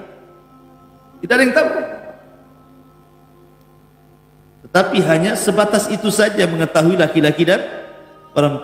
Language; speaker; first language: Indonesian; native; Indonesian